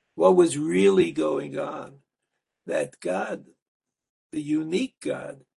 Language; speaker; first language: English; native; English